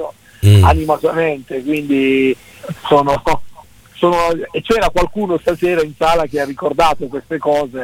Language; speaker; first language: Italian; native; Italian